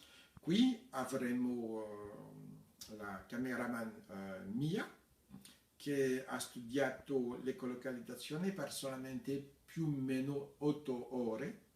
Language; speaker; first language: Italian; non-native, fluent; French